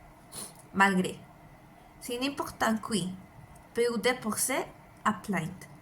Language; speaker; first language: French; non-native, learner; Spanish